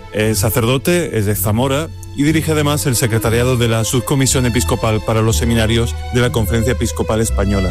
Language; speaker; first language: Spanish; native; Spanish